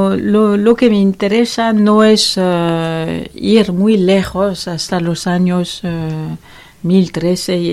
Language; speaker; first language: Spanish; non-native, learner; French